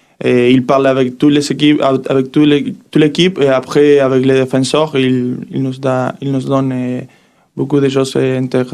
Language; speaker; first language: French; non-native, learner; Spanish